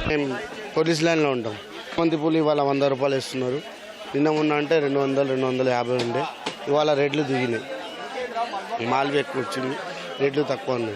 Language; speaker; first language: Telugu; native; Telugu